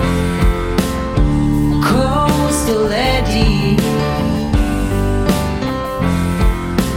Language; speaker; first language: English; native; English